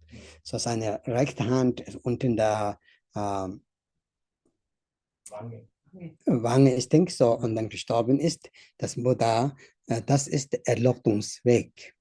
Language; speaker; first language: German; non-native, learner; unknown